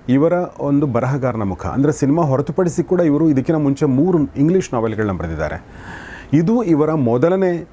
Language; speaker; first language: Kannada; native; Kannada